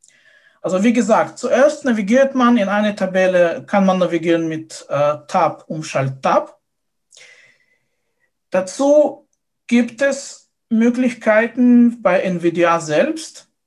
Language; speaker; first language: German; non-native, fluent; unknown